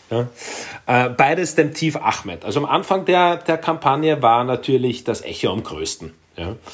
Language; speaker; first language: German; native; German